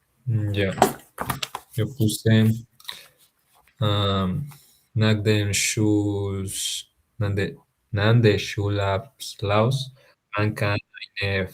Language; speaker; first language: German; non-native, learner; Spanish